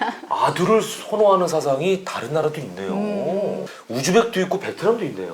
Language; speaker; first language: Korean; native; Korean